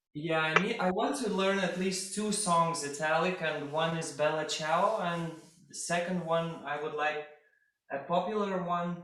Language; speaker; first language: English; non-native, fluent; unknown